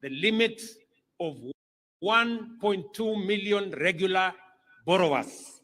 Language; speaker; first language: English; non-native, local second language; Kalenjin